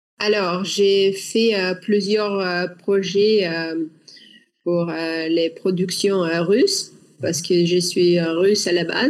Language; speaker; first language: French; non-native, learner; Russian